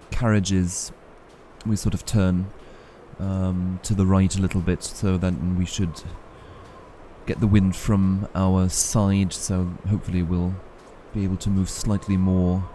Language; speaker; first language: English; native; English